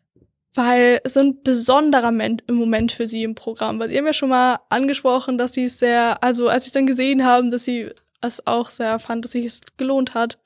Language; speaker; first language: German; native; German